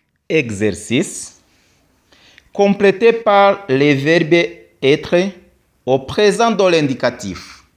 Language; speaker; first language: French; non-native, local second language; Kinyarwanda